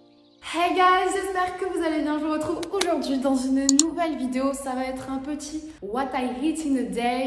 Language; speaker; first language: French; native; French